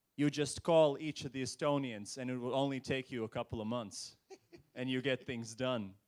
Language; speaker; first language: English; non-native, fluent; Latvian